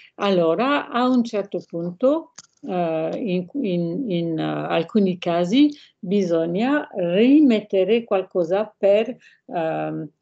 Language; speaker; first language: Italian; non-native, fluent; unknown